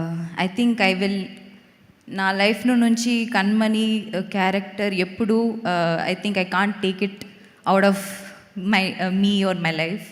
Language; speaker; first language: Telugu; non-native, local second language; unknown